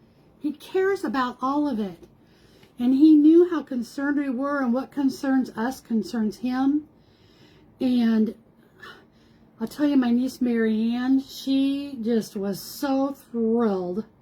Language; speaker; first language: English; native; English